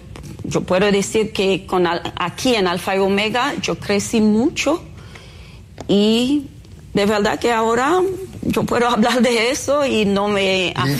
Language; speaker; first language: Spanish; non-native, fluent; Haitian Creole